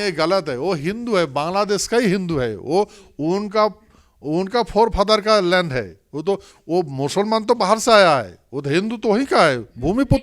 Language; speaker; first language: Hindi; non-native, local second language; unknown